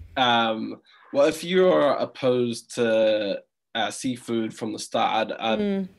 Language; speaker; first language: English; native; English